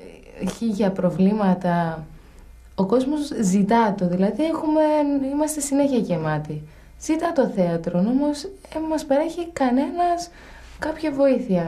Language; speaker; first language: Greek; native; Greek